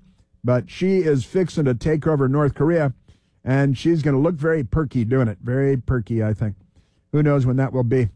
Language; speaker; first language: English; native; English